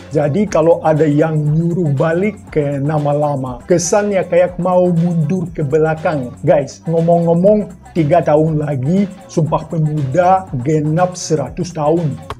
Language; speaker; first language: Malay; non-native, fluent; Russian